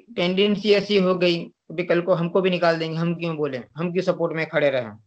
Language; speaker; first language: Hindi; non-native, local second language; Gujarati